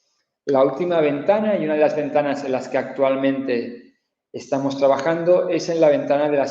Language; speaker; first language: Spanish; native; Spanish